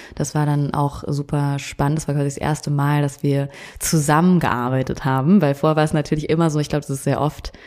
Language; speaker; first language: German; native; German